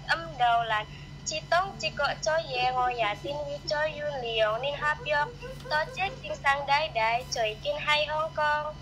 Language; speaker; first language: Chinese; non-native, learner; Indonesian